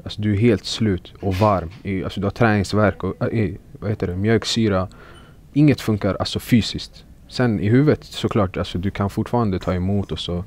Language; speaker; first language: Swedish; early bilingual, other home language; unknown